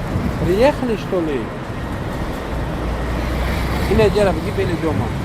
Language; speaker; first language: Russian; non-native, local second language; Tajik